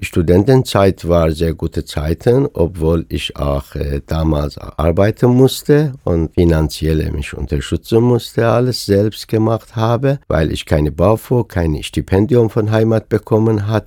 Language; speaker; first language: German; non-native, fluent; Persian